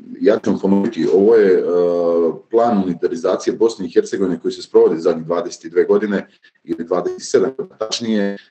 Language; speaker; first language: Serbian; native; Serbian